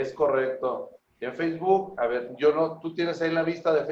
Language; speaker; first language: Spanish; native; Spanish